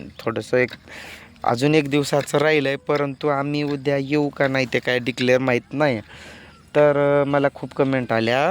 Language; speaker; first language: Marathi; non-native, local second language; Lambadi